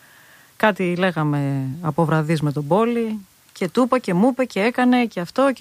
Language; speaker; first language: Greek; native; Greek